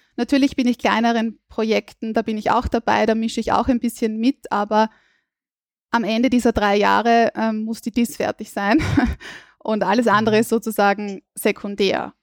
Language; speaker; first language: German; native; German